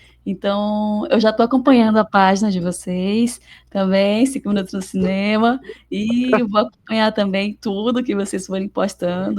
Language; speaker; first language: Portuguese; native; Portuguese